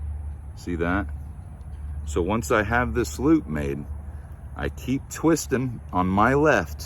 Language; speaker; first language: English; native; English